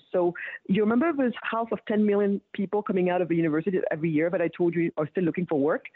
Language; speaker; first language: English; early bilingual, other home language; Wolof